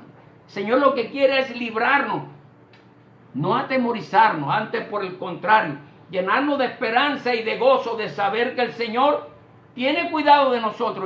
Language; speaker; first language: Spanish; native; Spanish